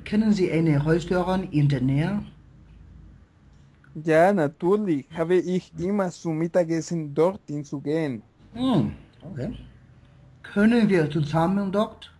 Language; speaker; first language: German; non-native, learner; Spanish